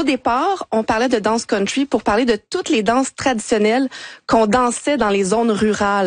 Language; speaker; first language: French; native; French